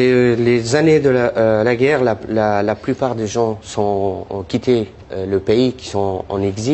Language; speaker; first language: French; non-native, fluent; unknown